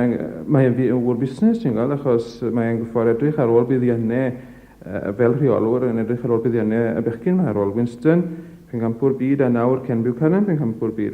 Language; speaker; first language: Welsh; native; Welsh